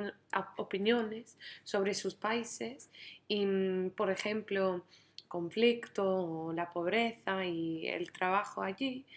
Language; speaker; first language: Spanish; non-native, fluent; English